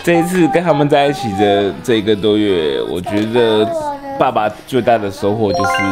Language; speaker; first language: Chinese; native; Chinese